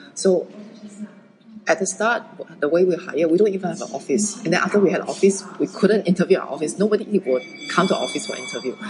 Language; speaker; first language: English; early bilingual, other home language; Chinese